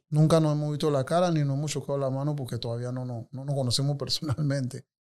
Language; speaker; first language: Spanish; native; Spanish